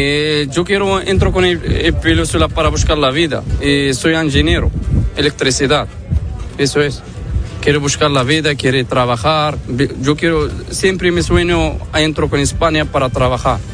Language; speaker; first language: Spanish; non-native, learner; Arabic